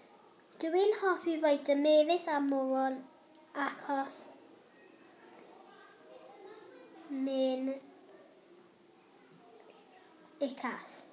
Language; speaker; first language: Welsh; non-native, local second language; English